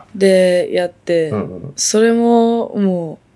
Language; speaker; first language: Japanese; non-native, local second language; English